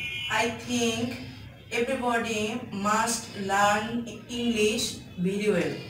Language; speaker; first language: English; non-native, learner; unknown